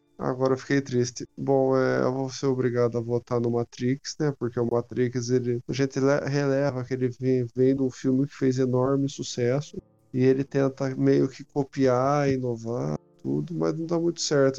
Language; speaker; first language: Portuguese; native; Portuguese